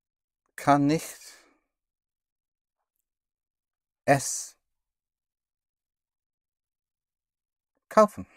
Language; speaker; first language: German; non-native, learner; English